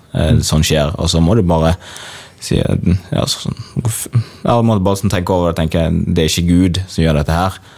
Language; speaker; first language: Norwegian; early bilingual, other home language; Swahili